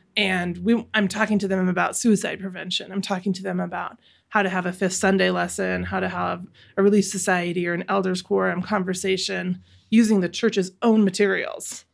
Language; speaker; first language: English; native; English